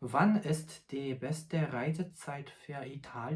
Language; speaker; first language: German; non-native, fluent; Korean